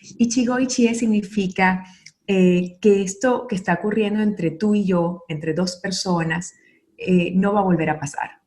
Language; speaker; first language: Spanish; native; Spanish